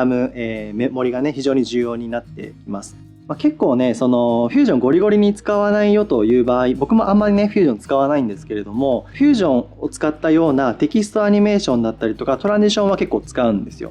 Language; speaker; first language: Japanese; native; Japanese